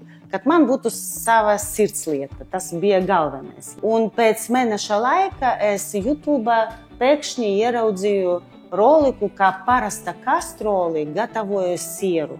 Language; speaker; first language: Latvian; non-native, local second language; Russian